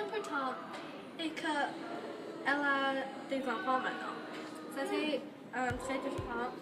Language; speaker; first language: French; non-native, learner; English